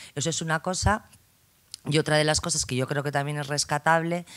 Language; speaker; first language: Spanish; native; Spanish